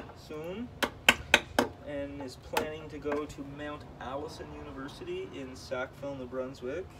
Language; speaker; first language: English; native; English